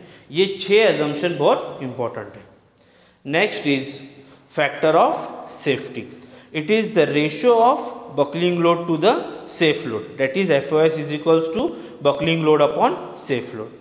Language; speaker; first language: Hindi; non-native, local second language; Marathi